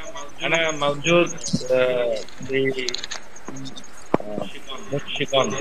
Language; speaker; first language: Arabic; non-native, learner; Bangla